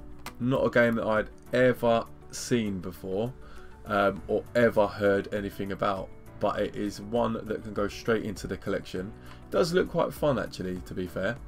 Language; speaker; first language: English; native; English